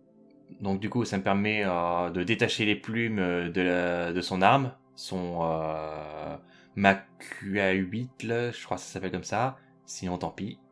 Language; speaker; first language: French; native; French